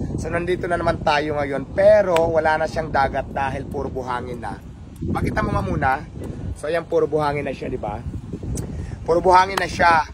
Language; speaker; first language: Filipino; native; Filipino